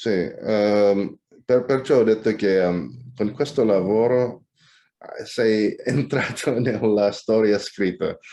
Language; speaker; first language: Italian; non-native, fluent; Indonesian